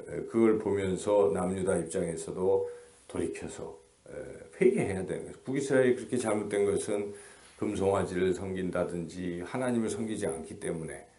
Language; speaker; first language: Korean; native; Korean